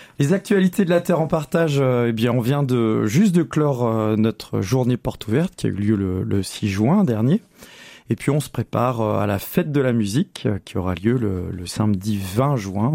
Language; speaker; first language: French; native; French